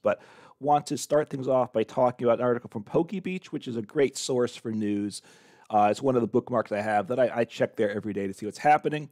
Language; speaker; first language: English; native; English